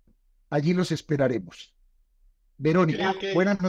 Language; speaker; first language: Spanish; native; Spanish